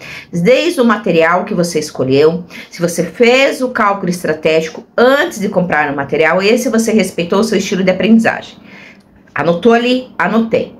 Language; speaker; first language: Portuguese; native; Portuguese